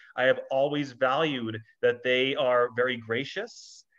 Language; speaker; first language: English; native; English